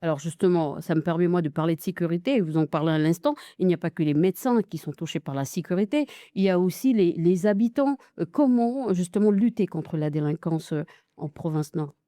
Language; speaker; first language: French; native; French